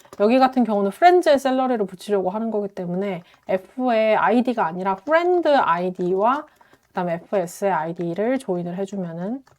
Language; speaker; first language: Korean; native; Korean